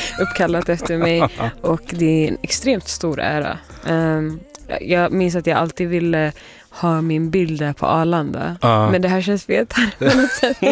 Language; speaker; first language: Swedish; early bilingual, other home language; Somali